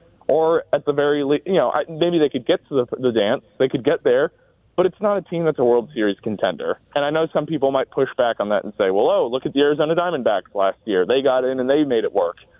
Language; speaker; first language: English; native; English